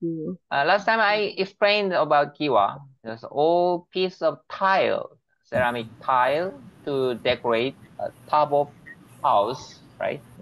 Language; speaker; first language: English; non-native, learner; Korean